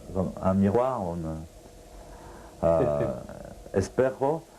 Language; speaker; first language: Spanish; non-native, fluent; French